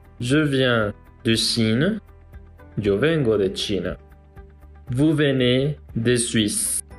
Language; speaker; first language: French; non-native, learner; Spanish